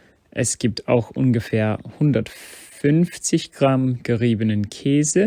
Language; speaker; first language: German; non-native, fluent; English